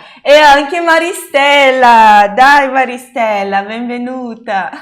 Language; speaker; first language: Italian; non-native, fluent; Portuguese